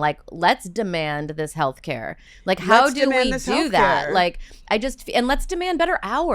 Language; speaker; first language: English; native; English